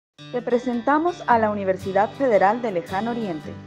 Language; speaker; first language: Spanish; native; Spanish